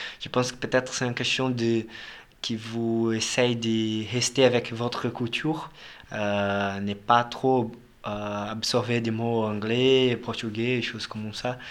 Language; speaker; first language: French; non-native, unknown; Portuguese